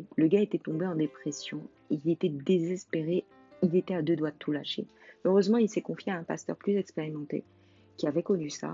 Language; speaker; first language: French; native; French